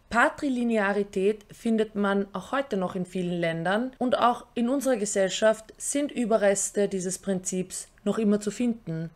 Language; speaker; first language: German; early bilingual, other home language; Albanian